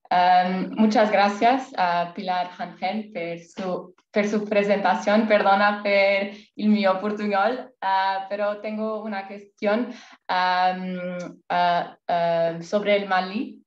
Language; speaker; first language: Spanish; non-native, learner; Portuguese